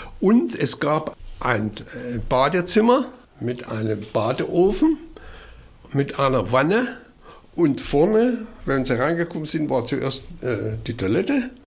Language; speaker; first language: German; native; German